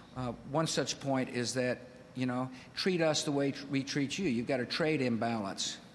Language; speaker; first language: English; native; English